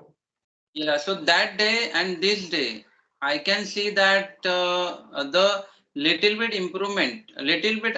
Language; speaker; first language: English; non-native, learner; Marathi